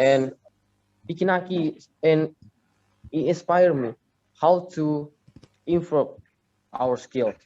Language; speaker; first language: English; non-native, learner; Indonesian